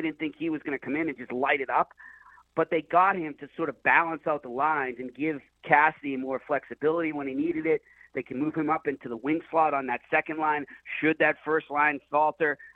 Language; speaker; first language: English; native; English